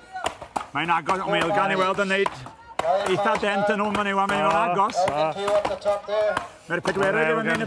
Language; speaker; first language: Welsh; native; Welsh